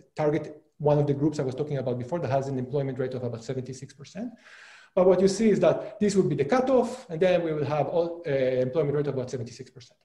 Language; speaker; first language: English; non-native, fluent; Hebrew